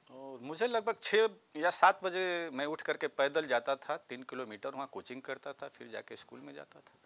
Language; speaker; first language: Hindi; native; Hindi